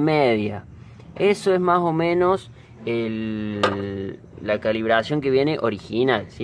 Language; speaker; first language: Spanish; native; Spanish